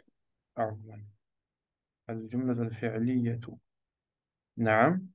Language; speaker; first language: Arabic; non-native, fluent; Urdu